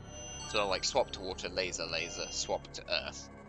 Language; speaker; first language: English; native; English